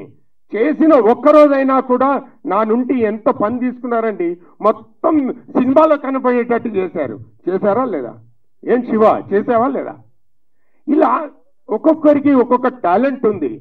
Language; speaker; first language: Telugu; native; Telugu